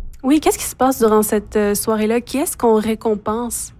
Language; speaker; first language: French; native; French